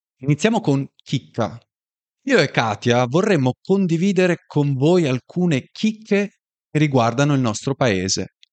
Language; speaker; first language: Italian; native; Italian